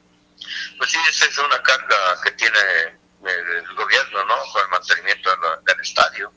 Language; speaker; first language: Spanish; native; Spanish